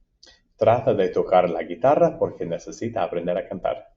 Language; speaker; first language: Spanish; non-native, fluent; English